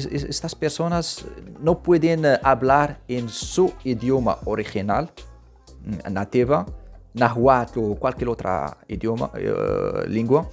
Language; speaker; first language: Spanish; non-native, fluent; Arabic